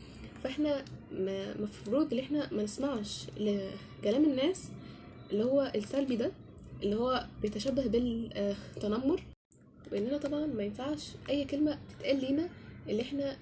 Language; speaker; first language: Arabic; native; Arabic